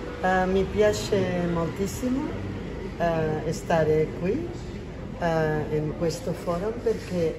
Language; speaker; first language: Italian; non-native, learner; Catalan